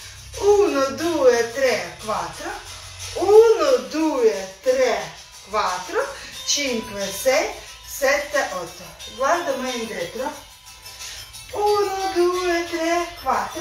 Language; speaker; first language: Italian; non-native, learner; Russian